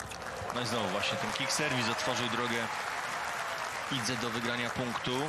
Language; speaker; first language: Polish; native; Polish